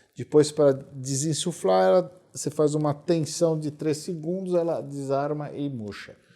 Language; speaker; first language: Portuguese; native; Portuguese